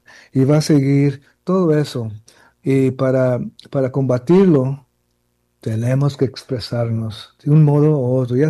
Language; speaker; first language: Spanish; early bilingual, heritage; Spanish